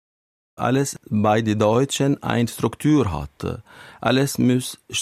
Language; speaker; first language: German; non-native, learner; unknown